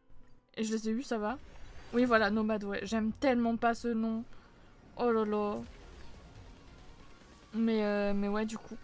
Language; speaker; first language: French; native; French